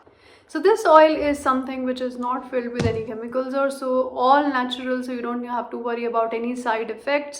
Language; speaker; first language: English; non-native, local second language; Hindi